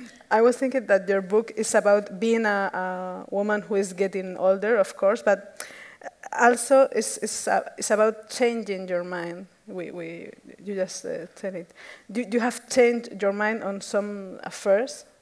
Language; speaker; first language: English; non-native, fluent; Spanish